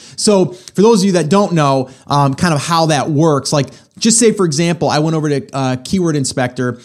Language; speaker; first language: English; native; English